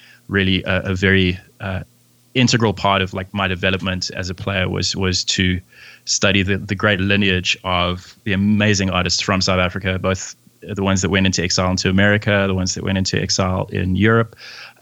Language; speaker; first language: English; native; English